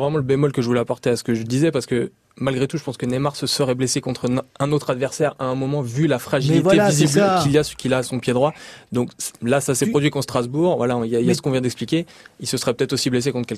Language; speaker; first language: French; native; French